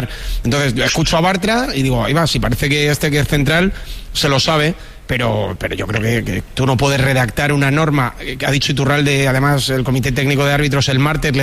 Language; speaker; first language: Spanish; native; Spanish